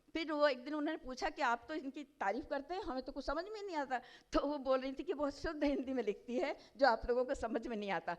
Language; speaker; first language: Hindi; non-native, local second language; Odia